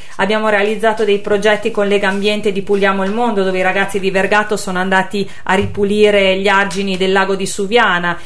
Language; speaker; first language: Italian; native; Italian